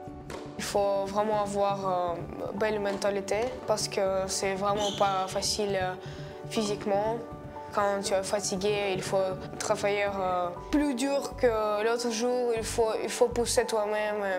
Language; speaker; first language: French; non-native, learner; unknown